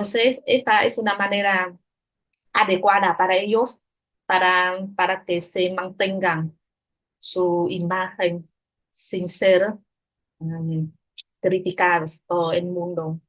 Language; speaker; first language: Spanish; non-native, fluent; Vietnamese